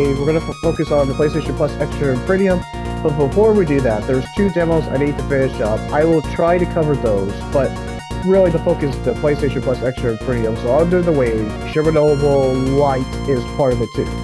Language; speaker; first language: English; native; English